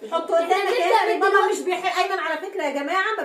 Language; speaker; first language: Arabic; native; Arabic